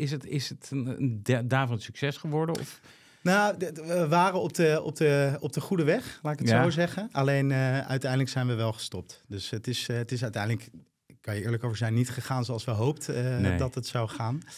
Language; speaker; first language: Dutch; native; Dutch